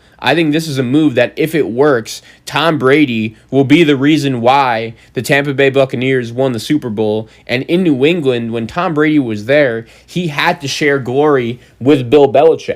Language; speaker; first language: English; native; English